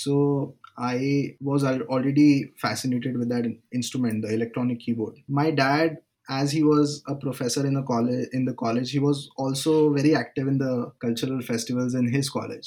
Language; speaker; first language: English; non-native, local second language; Marathi